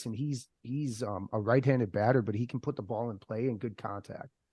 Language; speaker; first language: English; native; English